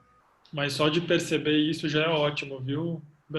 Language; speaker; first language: Portuguese; native; Portuguese